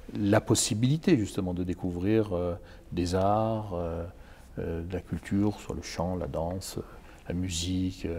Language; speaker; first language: French; native; French